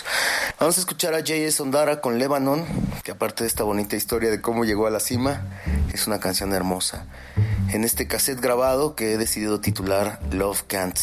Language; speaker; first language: Spanish; native; Spanish